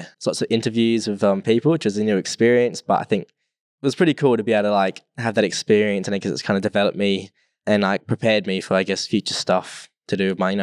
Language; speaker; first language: English; native; English